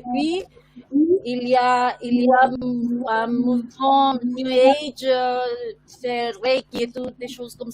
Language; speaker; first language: French; non-native, fluent; Spanish